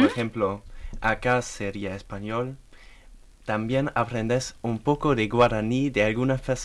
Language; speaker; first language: Spanish; non-native, learner; German